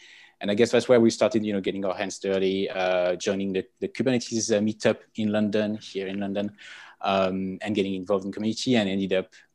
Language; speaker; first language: English; non-native, fluent; French